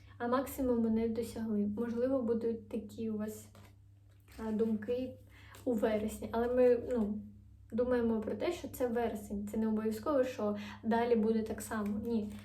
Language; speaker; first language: Ukrainian; non-native, local second language; Russian